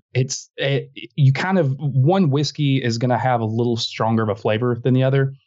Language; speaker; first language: English; native; English